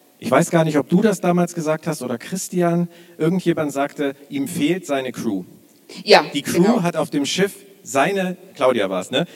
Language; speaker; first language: German; native; German